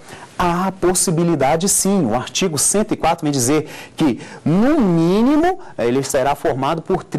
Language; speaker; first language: Portuguese; native; Portuguese